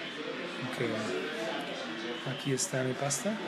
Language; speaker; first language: Spanish; non-native, fluent; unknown